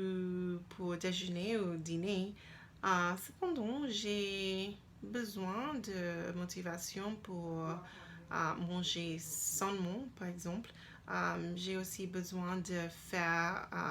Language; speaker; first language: French; non-native, learner; English